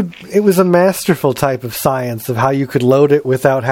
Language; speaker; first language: English; native; English